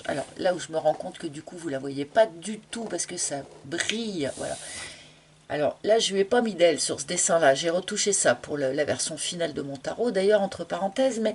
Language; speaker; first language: French; native; French